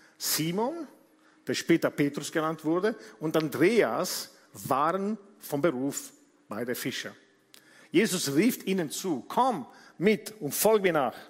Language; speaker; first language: German; non-native, fluent; Italian